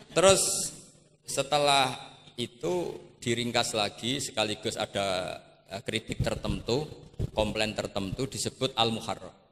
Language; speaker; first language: Indonesian; non-native, local second language; Javanese